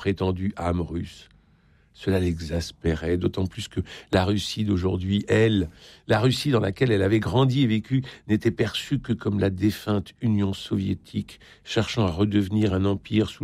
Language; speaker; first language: French; native; French